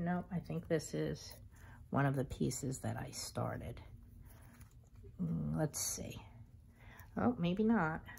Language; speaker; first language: English; native; English